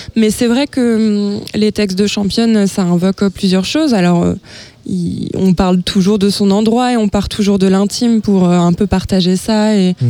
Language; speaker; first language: French; native; French